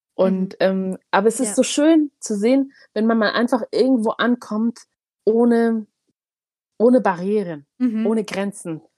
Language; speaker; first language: German; early bilingual, other home language; Tigrinya